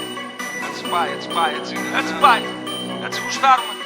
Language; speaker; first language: Greek; native; Greek